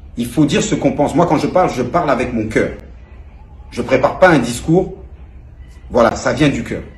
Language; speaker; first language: French; native; French